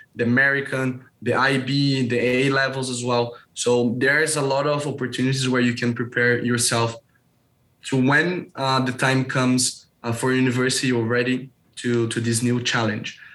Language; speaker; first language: English; non-native, fluent; Portuguese